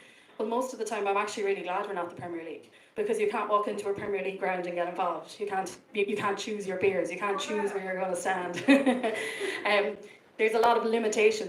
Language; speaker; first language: English; native; English